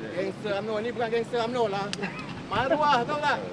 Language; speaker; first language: Malay; native; Malay